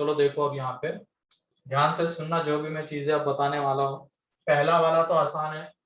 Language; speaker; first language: Hindi; native; Hindi